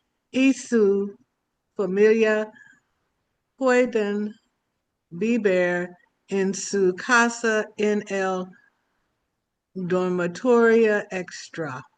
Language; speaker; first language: Spanish; non-native, learner; English